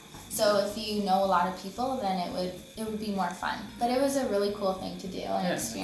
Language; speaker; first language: English; native; English